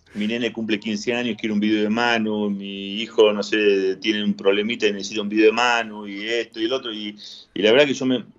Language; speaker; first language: Spanish; native; Spanish